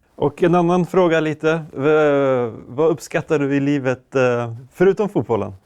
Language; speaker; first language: Swedish; native; Swedish